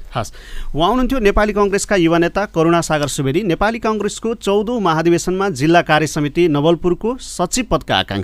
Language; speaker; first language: Nepali; native; Nepali